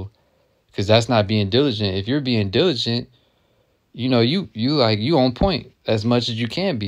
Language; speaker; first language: English; native; English